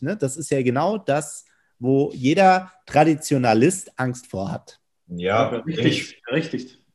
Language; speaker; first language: German; native; German